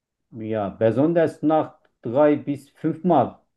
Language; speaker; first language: German; non-native, learner; Turkish